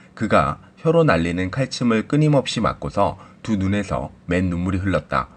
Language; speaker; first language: Korean; native; Korean